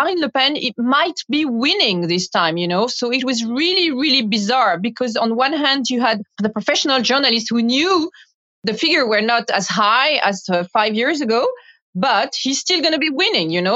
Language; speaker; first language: English; non-native, fluent; French